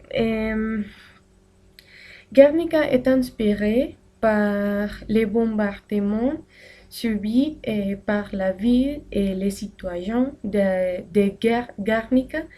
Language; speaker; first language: French; non-native, learner; Spanish